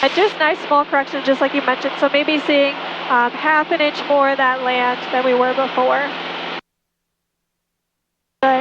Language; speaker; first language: English; native; English